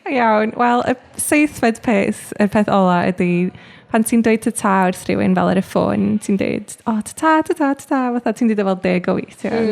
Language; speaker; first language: Welsh; native; Welsh